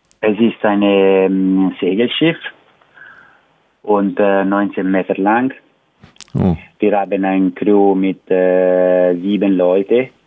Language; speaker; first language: German; non-native, learner; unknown